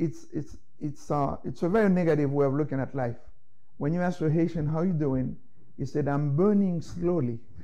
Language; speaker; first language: English; non-native, fluent; Haitian Creole